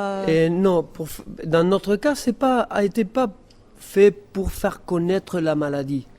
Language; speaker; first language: French; non-native, fluent; Spanish